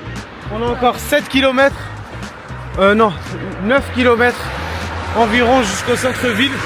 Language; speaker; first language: French; native; French